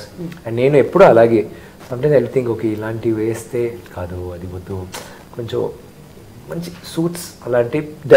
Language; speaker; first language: Telugu; non-native, learner; Tamil